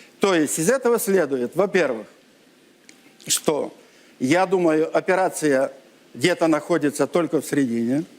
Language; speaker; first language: Russian; non-native, local second language; Ukrainian